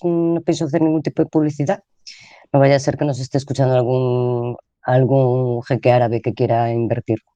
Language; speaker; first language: Spanish; native; Spanish